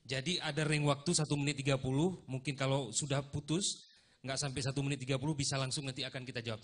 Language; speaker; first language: Indonesian; native; Indonesian